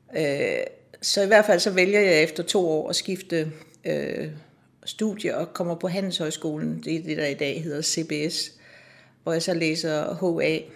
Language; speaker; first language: Danish; native; Danish